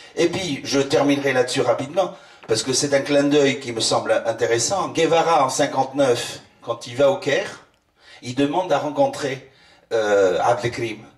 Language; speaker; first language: French; non-native, local second language; Arabic